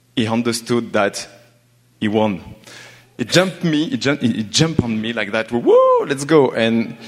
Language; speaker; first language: English; non-native, learner; French